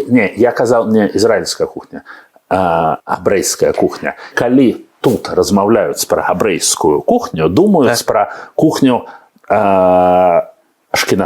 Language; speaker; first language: Belarusian; non-native, learner; Russian